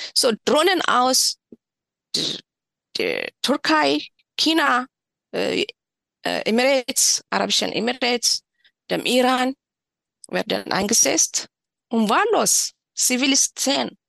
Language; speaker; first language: German; non-native, fluent; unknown